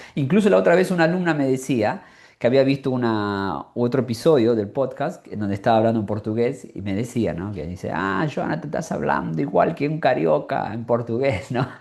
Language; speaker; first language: Spanish; native; Spanish